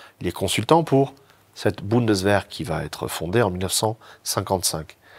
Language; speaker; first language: French; native; French